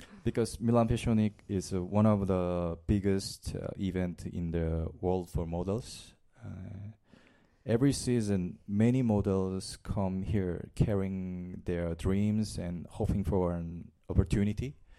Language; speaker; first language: English; non-native, learner; Korean